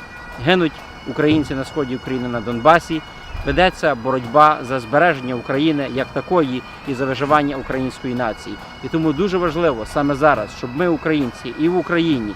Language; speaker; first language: Ukrainian; native; Ukrainian